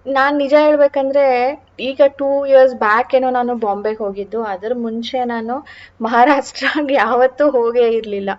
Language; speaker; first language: Kannada; non-native, local second language; Marathi